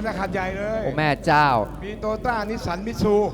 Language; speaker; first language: Thai; native; Thai